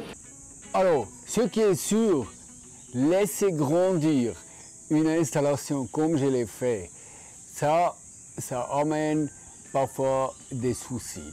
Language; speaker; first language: French; non-native, fluent; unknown